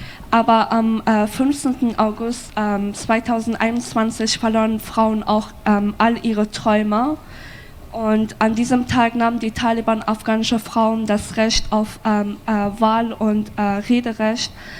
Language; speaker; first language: German; non-native, fluent; Persian